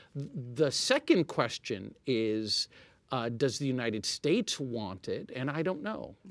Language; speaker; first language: English; non-native, fluent; Arabic